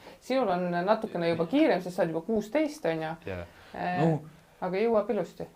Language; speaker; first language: Estonian; native; Estonian